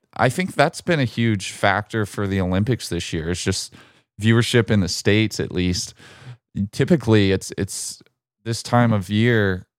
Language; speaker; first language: English; native; English